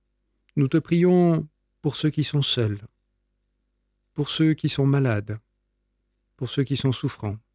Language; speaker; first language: French; native; French